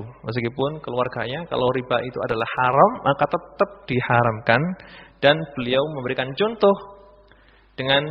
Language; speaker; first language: Indonesian; native; Indonesian